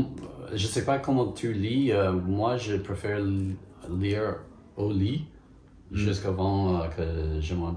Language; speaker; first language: French; non-native, fluent; English